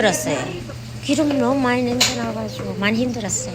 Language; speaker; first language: Korean; non-native, fluent; Vietnamese